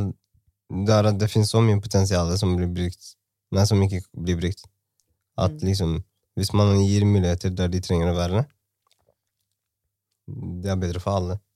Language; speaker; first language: Norwegian; early bilingual, other home language; Somali